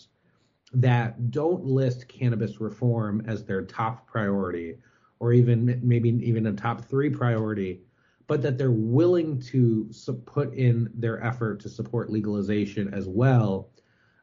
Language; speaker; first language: English; native; English